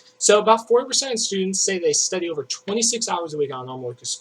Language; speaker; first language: English; native; English